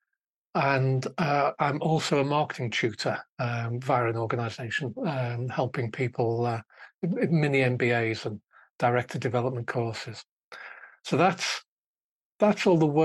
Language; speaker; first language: English; native; English